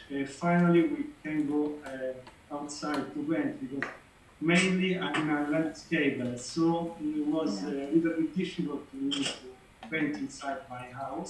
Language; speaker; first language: English; non-native, learner; Italian